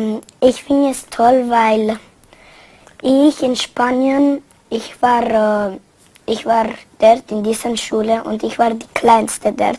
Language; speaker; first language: German; non-native, learner; Spanish